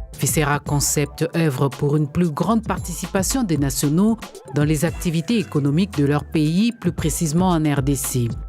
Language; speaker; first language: French; non-native, local second language; Lingala